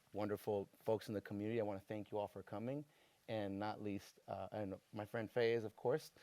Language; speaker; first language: English; native; English